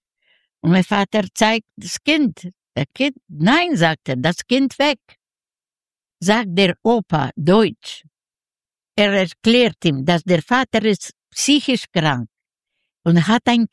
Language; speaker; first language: German; non-native, learner; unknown